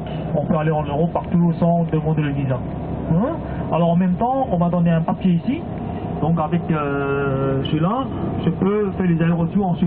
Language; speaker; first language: French; non-native, fluent; Cantonese